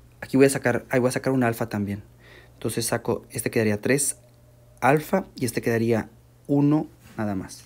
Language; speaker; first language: Spanish; native; Spanish